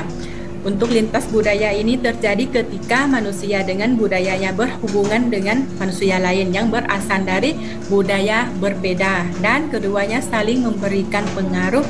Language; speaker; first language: Indonesian; non-native, fluent; Thai